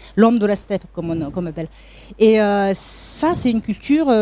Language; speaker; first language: French; non-native, fluent; Mongolian